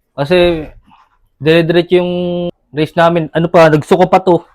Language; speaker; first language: Filipino; native; Filipino